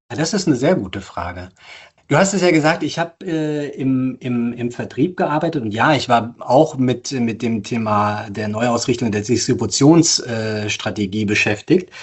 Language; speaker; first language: German; native; German